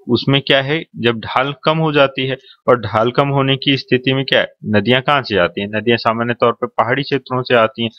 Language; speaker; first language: Hindi; native; Hindi